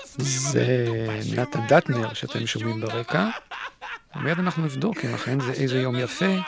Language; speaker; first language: Hebrew; native; Hebrew